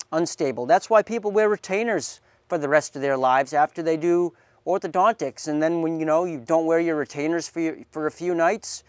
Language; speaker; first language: English; native; English